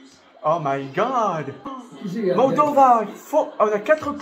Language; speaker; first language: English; non-native, fluent; French